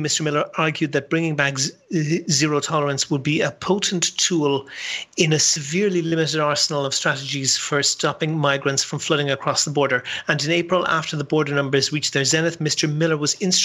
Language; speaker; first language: English; native; English